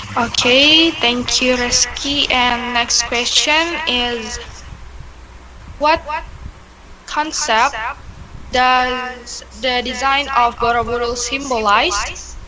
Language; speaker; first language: English; non-native, learner; Indonesian